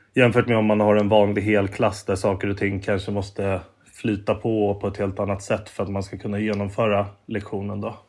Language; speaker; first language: Swedish; native; Swedish